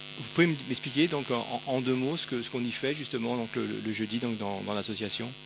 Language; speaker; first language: French; native; French